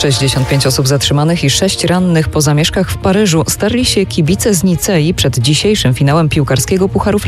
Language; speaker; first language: Polish; native; Polish